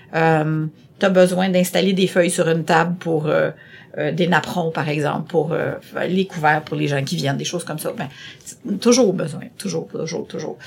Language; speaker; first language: French; native; French